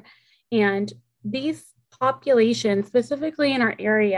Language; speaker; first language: English; early bilingual, other home language; Spanish